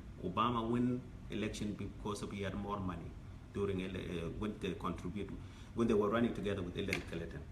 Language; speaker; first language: English; non-native, fluent; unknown